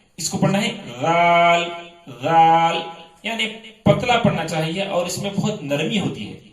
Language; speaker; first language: Urdu; native; Urdu